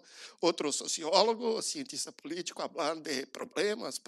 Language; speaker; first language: Spanish; non-native, learner; Portuguese